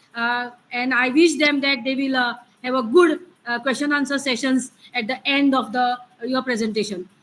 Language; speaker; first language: English; non-native, local second language; Marathi